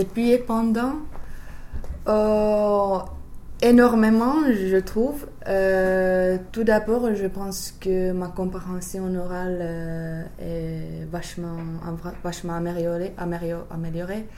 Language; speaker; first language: French; non-native, fluent; Finnish